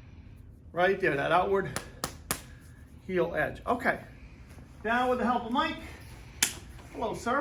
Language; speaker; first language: English; native; English